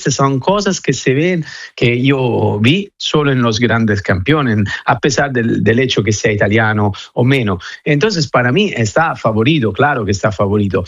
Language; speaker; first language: Spanish; non-native, fluent; Italian